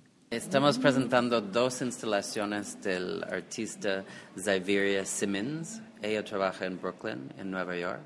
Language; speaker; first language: Spanish; non-native, fluent; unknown